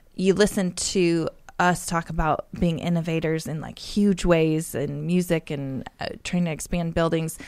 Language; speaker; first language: English; native; English